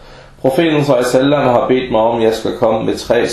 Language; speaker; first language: Danish; early bilingual, other home language; Arabic